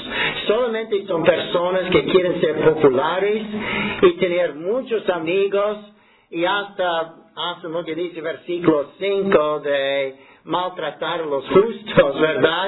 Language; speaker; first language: Spanish; non-native, fluent; English